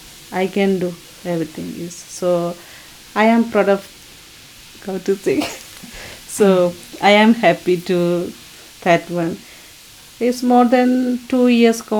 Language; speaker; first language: English; non-native, learner; Tamil